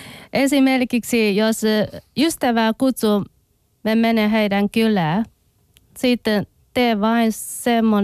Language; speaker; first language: Finnish; non-native, learner; Chinese